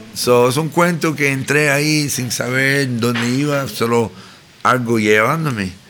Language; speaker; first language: Spanish; early bilingual, heritage; Spanish